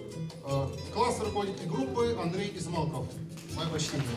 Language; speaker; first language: Russian; native; Russian